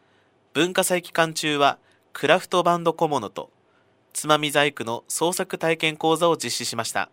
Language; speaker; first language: Japanese; native; Japanese